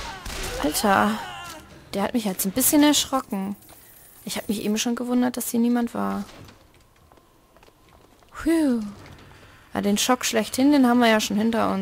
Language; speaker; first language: German; native; German